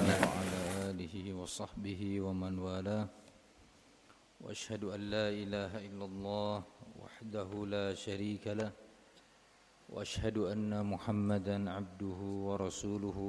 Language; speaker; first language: Arabic; non-native, fluent; Indonesian